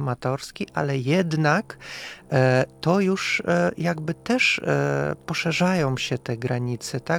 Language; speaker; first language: Polish; non-native, fluent; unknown